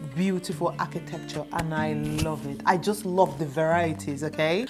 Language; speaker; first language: English; non-native, local second language; Igbo